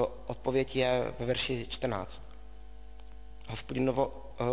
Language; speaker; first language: Czech; native; Czech